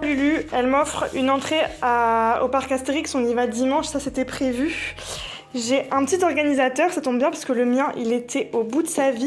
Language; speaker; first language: French; native; French